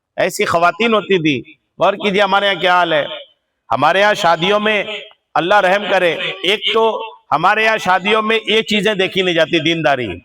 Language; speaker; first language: Urdu; native; Urdu